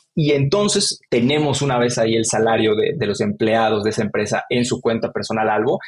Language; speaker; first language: Spanish; native; Spanish